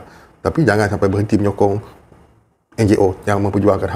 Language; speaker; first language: Malay; native; Malay